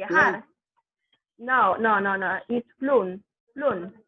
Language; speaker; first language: English; non-native, fluent; Spanish